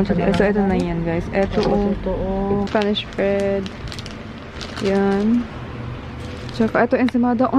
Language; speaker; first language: Filipino; non-native, learner; English